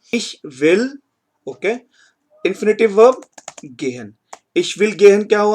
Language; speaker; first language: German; non-native, fluent; Hindi